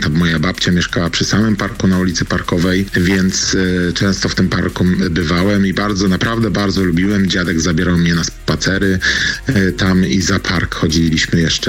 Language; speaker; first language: Polish; native; Polish